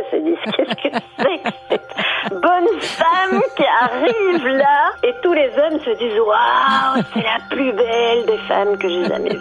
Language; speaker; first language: French; native; French